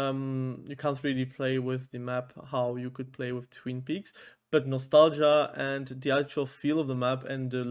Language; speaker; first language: English; non-native, fluent; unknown